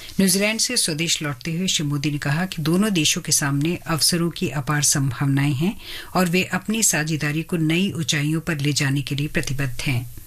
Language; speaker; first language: Hindi; native; Hindi